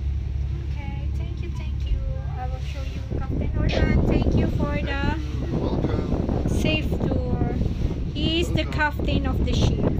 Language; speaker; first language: English; non-native, local second language; Filipino